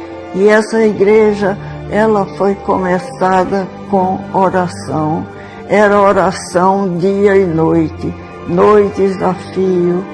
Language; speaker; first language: Portuguese; early bilingual, other home language; Swedish